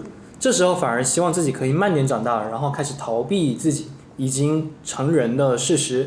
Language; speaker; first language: Chinese; native; Chinese